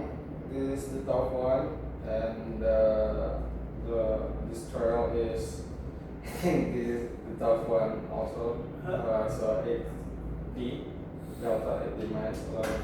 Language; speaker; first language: English; non-native, learner; Indonesian